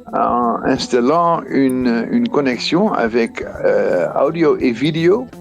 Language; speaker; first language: French; non-native, fluent; Dutch